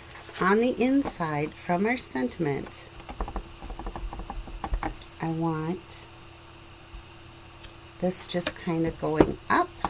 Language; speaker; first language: English; native; English